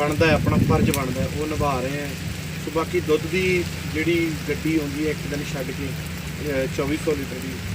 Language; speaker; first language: Hindi; non-native, local second language; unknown